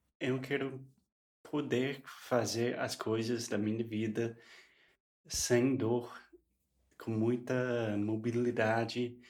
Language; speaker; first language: Portuguese; non-native, fluent; English